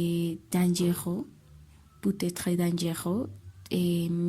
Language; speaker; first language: French; non-native, learner; Spanish